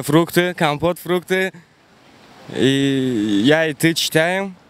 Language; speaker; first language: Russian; non-native, local second language; Tajik